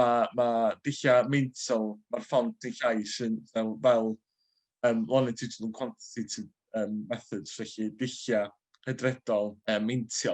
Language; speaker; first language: Welsh; native; Welsh